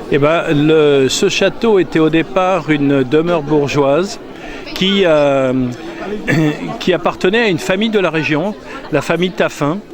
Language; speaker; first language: French; native; French